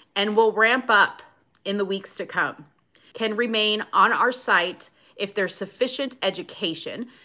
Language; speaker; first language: English; native; English